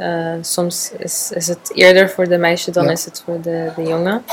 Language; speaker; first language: Dutch; non-native, learner; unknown